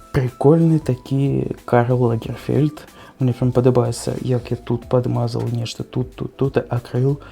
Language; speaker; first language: Belarusian; native; Belarusian